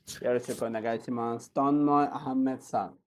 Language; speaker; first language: Japanese; non-native, fluent; Bangla